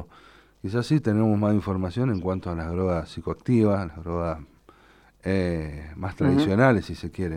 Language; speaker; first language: Spanish; native; Spanish